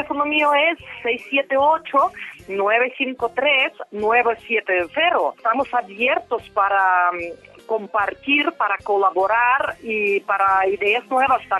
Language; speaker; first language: Spanish; non-native, fluent; Ukrainian